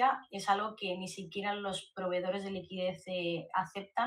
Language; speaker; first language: Spanish; native; Spanish